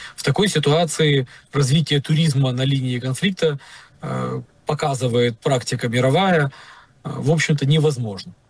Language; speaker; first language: Russian; non-native, local second language; Ukrainian